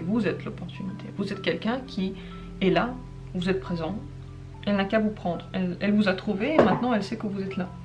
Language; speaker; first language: French; native; French